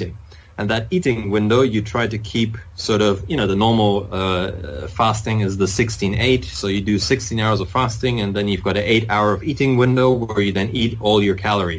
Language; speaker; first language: English; non-native, fluent; German